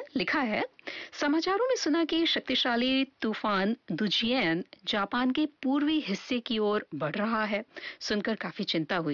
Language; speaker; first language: Hindi; native; Hindi